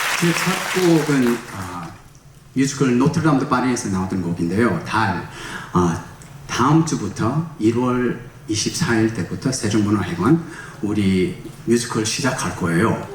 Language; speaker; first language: Korean; early bilingual, heritage; English